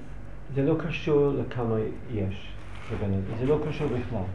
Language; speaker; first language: Hebrew; non-native, learner; English